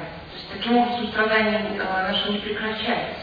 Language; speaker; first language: Russian; native; Russian